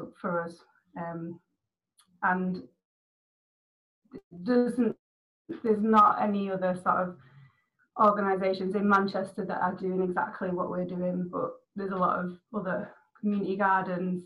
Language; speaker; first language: English; native; English